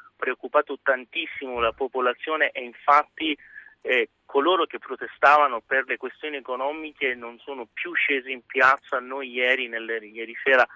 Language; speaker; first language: Italian; non-native, fluent; Persian